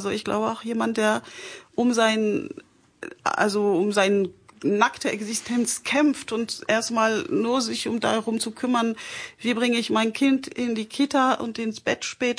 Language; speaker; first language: German; non-native, fluent; French